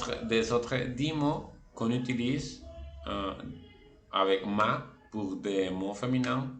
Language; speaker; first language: French; non-native, fluent; Spanish